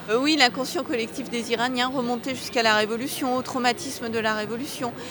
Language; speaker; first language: French; early bilingual, other home language; Armenian